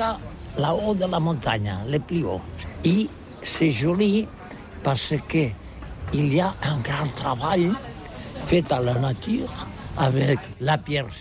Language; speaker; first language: French; non-native, learner; Catalan